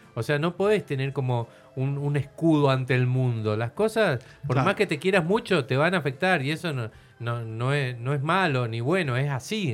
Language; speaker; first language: Spanish; native; Spanish